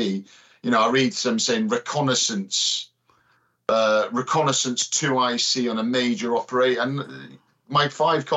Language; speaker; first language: English; native; English